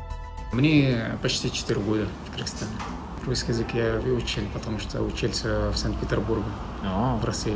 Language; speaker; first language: Russian; non-native, fluent; Arabic